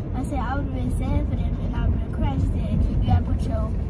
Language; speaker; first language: English; native; English